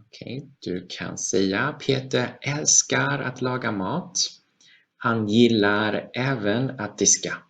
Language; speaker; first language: Swedish; non-native, fluent; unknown